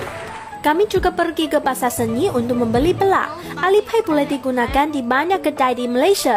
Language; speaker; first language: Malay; non-native, fluent; Chinese